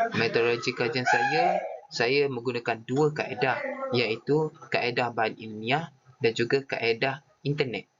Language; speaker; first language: Malay; native; Malay